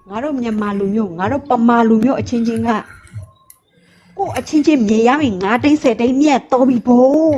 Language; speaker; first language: Burmese; non-native, local second language; Shan